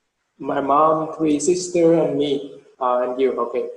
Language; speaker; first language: English; non-native, fluent; Vietnamese